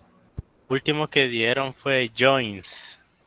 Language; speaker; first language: Spanish; native; Spanish